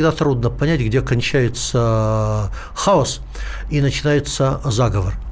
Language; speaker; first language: Russian; native; Russian